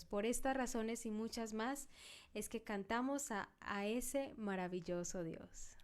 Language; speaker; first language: Spanish; native; Spanish